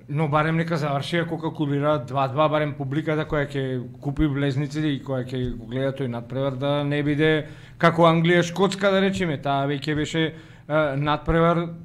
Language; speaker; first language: Macedonian; native; Macedonian